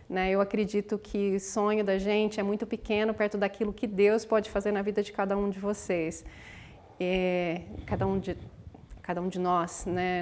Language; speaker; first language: English; non-native, learner; Portuguese